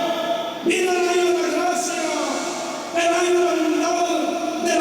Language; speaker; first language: Spanish; native; Spanish